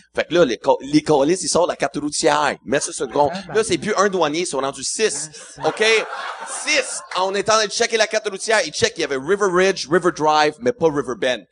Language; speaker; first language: French; non-native, local second language; English